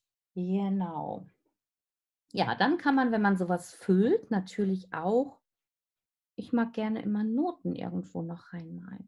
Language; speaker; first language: German; native; German